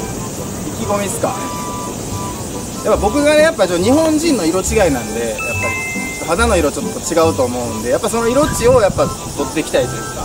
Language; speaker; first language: Japanese; native; Japanese